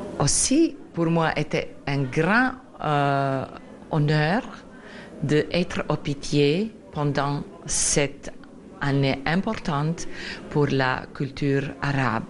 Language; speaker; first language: French; non-native, fluent; Serbian